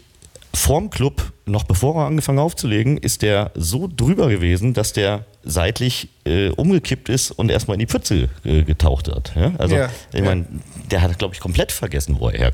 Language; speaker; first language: German; native; German